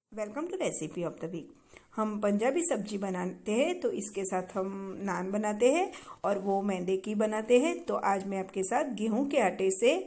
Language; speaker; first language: Hindi; non-native, local second language; Gujarati